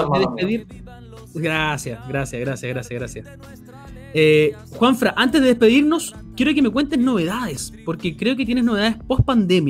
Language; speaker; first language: Spanish; native; Spanish